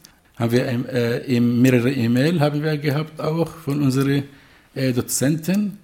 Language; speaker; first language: German; non-native, learner; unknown